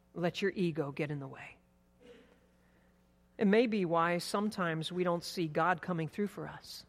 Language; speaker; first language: English; native; English